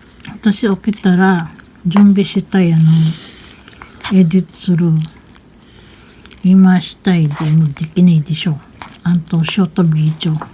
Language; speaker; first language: Japanese; non-native, learner; Filipino